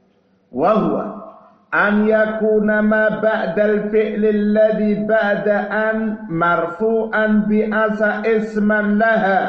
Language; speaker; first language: Arabic; non-native, fluent; Indonesian